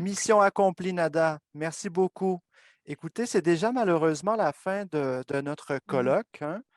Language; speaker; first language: French; native; French